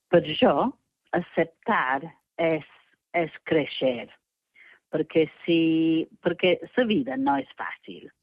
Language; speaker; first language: Catalan; non-native, fluent; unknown